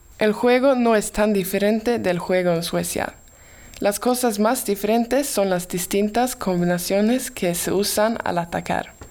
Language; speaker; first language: Spanish; non-native, learner; Swedish